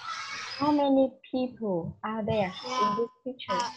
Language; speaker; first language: English; non-native, fluent; Vietnamese